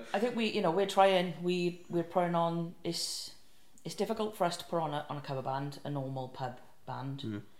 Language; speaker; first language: English; native; English